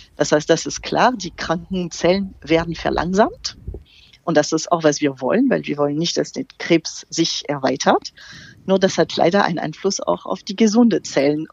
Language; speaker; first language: German; non-native, fluent; French